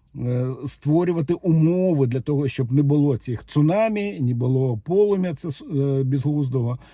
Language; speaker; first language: Ukrainian; native; Ukrainian